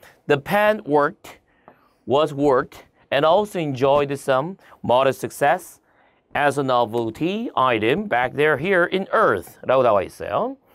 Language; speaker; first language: English; non-native, fluent; Korean